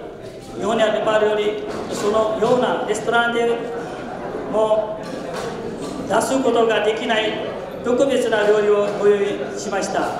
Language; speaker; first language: Japanese; non-native, fluent; Newari